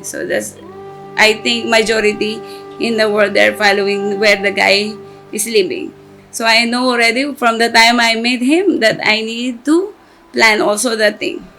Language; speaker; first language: English; non-native, local second language; Filipino